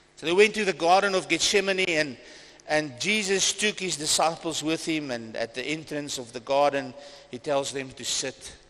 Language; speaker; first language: English; non-native, local second language; Afrikaans